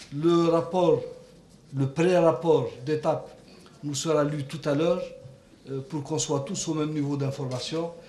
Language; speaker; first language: French; non-native, local second language; Arabic